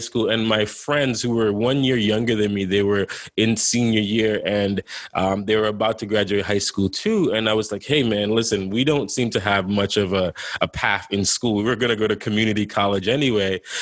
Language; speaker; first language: English; native; English